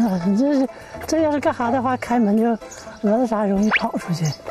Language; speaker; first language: Chinese; native; Chinese